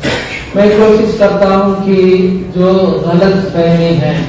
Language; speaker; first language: Hindi; non-native, local second language; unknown